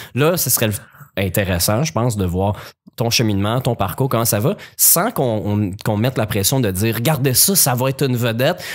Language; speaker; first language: French; native; French